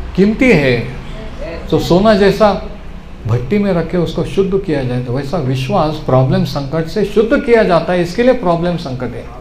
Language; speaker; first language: Hindi; non-native, local second language; Marathi